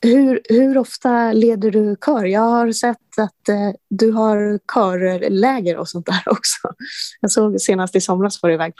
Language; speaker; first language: Swedish; native; Swedish